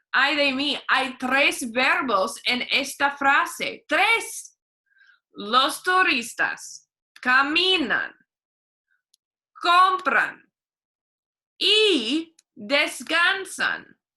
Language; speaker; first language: Spanish; non-native, fluent; English